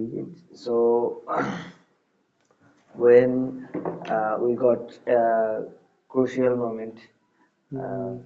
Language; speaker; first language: English; non-native, learner; Bangla